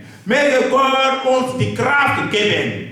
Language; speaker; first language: German; non-native, learner; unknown